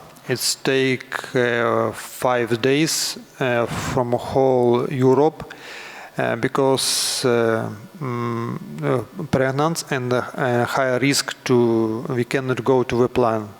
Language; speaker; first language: English; non-native, learner; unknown